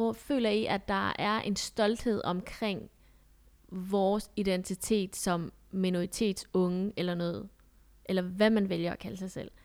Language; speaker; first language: Danish; early bilingual, other home language; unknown